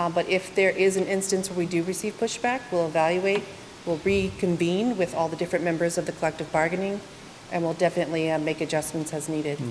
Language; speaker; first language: English; native; English